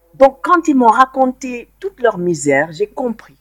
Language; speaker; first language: French; non-native, local second language; Wolof